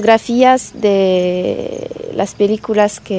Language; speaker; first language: Spanish; non-native, learner; French